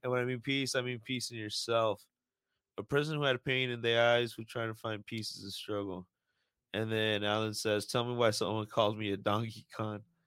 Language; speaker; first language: English; early bilingual, other home language; Spanish